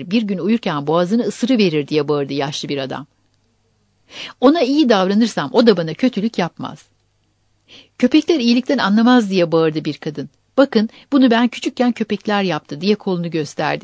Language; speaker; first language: Turkish; native; Turkish